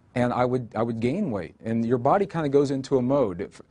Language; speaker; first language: English; native; English